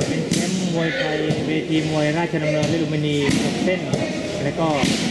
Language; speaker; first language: Thai; native; Thai